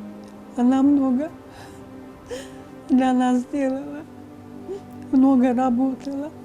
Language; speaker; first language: Russian; non-native, fluent; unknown